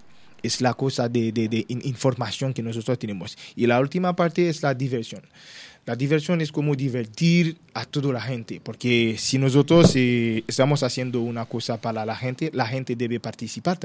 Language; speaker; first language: Spanish; non-native, learner; Haitian Creole